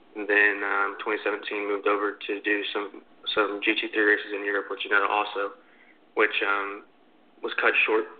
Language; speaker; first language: English; native; English